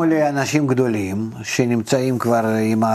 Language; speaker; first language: Hebrew; non-native, fluent; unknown